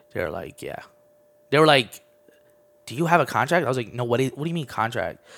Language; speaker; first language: English; early bilingual, other home language; Armenian